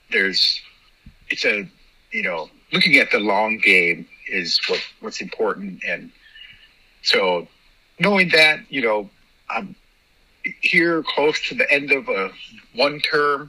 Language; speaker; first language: English; native; English